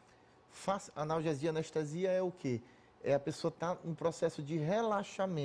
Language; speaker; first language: Portuguese; native; Portuguese